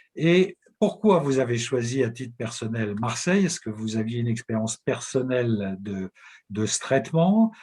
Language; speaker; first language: French; native; French